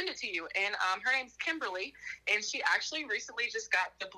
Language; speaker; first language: English; native; English